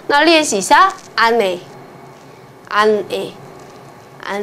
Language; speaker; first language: Korean; non-native, fluent; Chinese